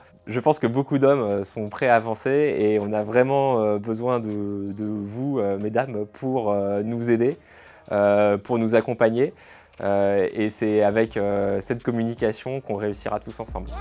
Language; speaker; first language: French; native; French